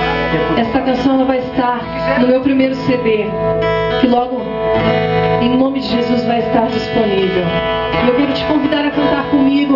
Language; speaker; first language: Portuguese; native; Portuguese